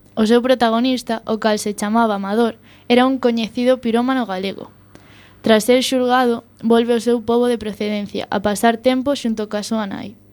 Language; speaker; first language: Galician; non-native, local second language; Spanish